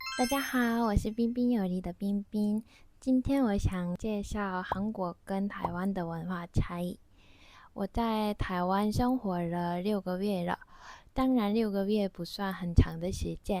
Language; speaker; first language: Chinese; non-native, learner; Korean